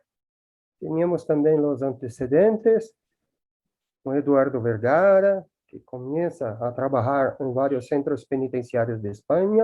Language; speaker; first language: Spanish; non-native, learner; Portuguese